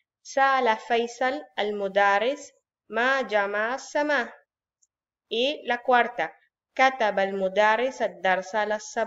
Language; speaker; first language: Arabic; non-native, fluent; Spanish